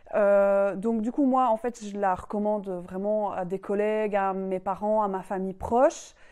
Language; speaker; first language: French; native; French